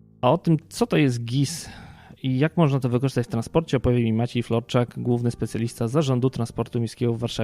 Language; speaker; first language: Polish; native; Polish